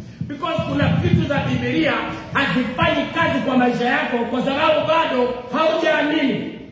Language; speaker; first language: Swahili; non-native, local second language; Luyia